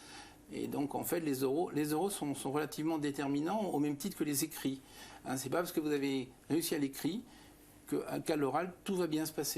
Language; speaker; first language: French; native; French